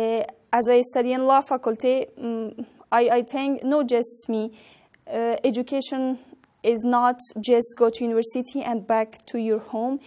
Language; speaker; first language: English; non-native, learner; Persian